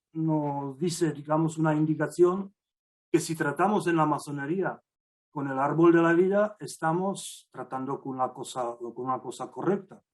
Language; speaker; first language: Spanish; non-native, fluent; Czech